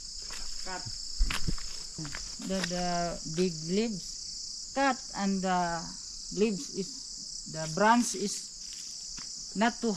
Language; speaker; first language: English; non-native, learner; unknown